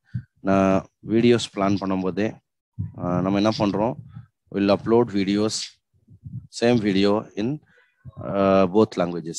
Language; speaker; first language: Tamil; non-native, local second language; Hindi